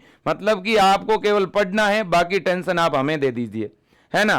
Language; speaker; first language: Hindi; native; Hindi